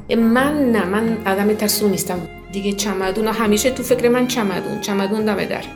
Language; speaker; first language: Persian; non-native, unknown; Spanish